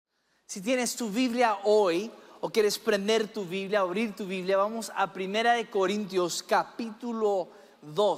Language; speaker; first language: Spanish; early bilingual, other home language; English